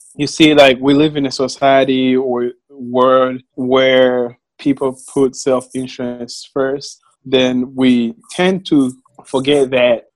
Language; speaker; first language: English; non-native, local second language; Kinyarwanda